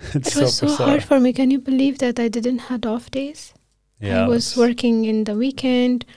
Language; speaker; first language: English; non-native, fluent; Pashto